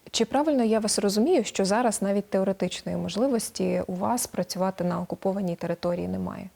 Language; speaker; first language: Ukrainian; native; Ukrainian